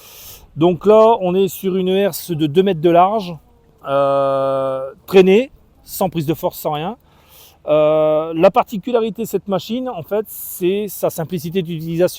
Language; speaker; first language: French; native; French